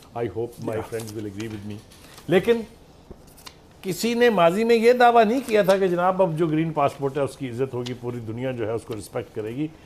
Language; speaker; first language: Urdu; native; Urdu